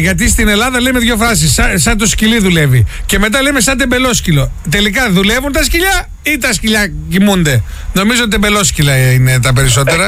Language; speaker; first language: Greek; native; Greek